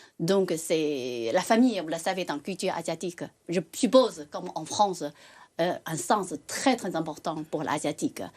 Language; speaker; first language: French; non-native, fluent; Chinese